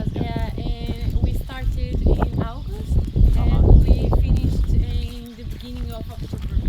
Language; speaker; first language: English; non-native, fluent; Portuguese